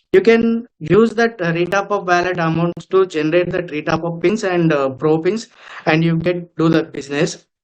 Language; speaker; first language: English; non-native, local second language; Telugu